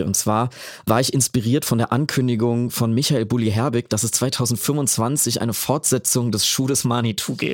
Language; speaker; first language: German; native; German